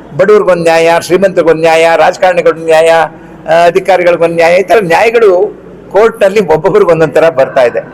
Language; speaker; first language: Kannada; non-native, local second language; Konkani